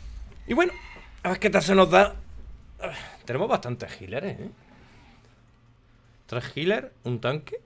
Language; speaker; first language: Spanish; native; Spanish